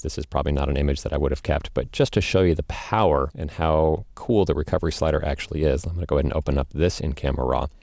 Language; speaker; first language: English; native; English